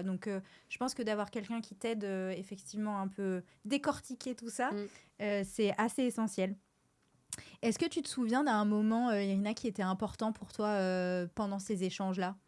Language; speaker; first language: French; native; French